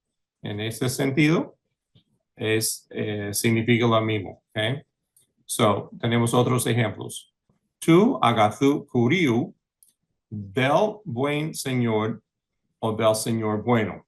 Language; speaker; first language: Spanish; early bilingual, heritage; English